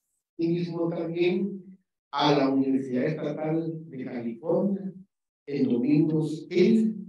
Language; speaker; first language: Spanish; native; Spanish